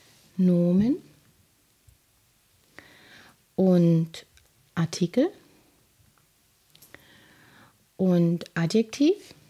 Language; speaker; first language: German; native; German